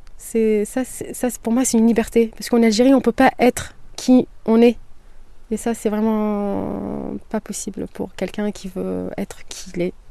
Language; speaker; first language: French; non-native, local second language; Kabyle